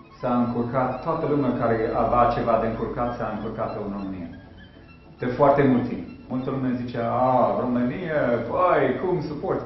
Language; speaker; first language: Romanian; non-native, fluent; English